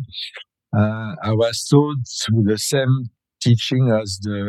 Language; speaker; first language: English; non-native, fluent; French